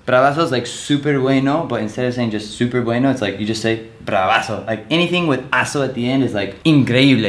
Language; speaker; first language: English; native; English